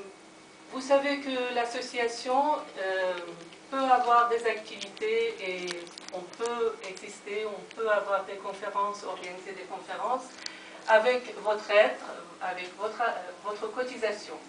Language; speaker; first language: French; non-native, fluent; Persian